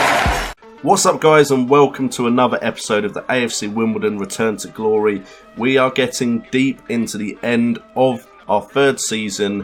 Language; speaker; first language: English; native; English